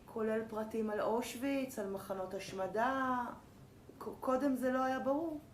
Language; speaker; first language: Hebrew; native; Hebrew